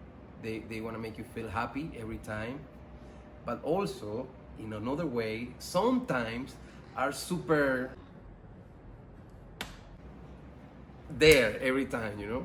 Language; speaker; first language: English; non-native, learner; Spanish